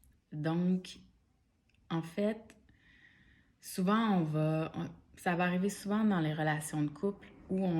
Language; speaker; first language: French; native; French